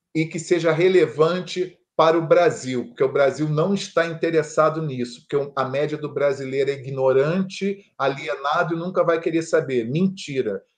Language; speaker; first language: Portuguese; native; Portuguese